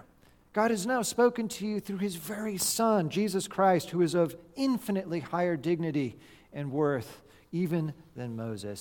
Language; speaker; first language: English; native; English